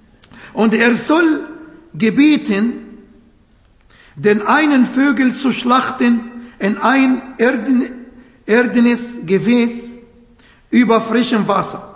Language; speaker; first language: German; non-native, fluent; Arabic